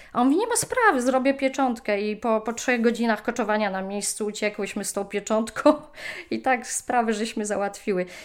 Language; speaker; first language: Polish; native; Polish